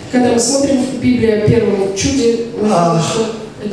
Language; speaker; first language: Russian; native; Russian